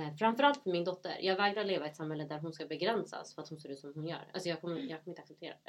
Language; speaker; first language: Swedish; early bilingual, other home language; Somali